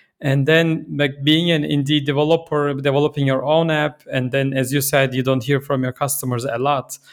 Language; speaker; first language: English; non-native, fluent; Turkish